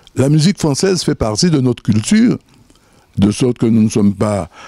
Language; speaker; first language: French; native; French